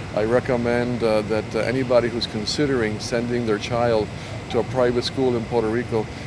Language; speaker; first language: English; non-native, local second language; Spanish